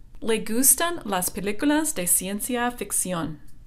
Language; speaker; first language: Spanish; non-native, fluent; English